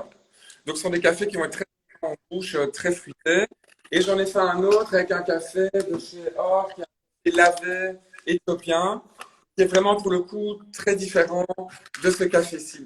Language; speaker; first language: French; native; French